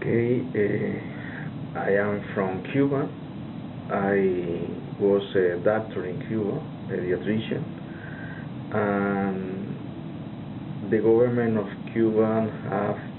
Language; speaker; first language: English; non-native, learner; Spanish